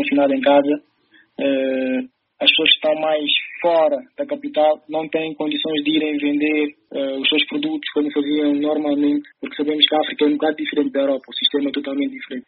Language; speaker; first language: Portuguese; early bilingual, other home language; Upper Guinea Crioulo